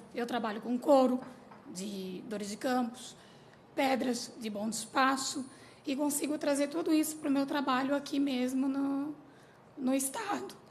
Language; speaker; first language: Portuguese; native; Portuguese